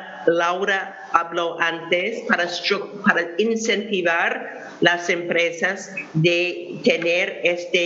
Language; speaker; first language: Spanish; non-native, fluent; English